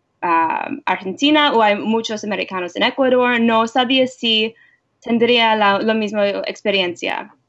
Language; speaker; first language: Spanish; non-native, learner; English